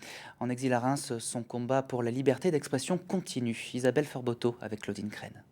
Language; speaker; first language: French; native; French